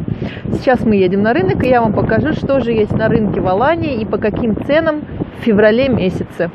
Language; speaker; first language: Russian; native; Russian